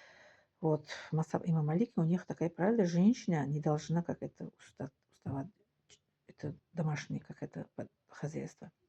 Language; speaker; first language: Russian; non-native, local second language; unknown